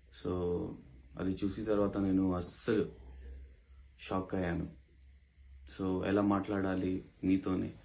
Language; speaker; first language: Telugu; non-native, local second language; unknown